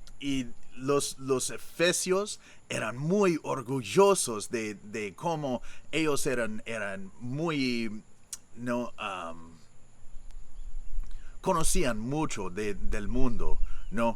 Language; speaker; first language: Spanish; non-native, fluent; English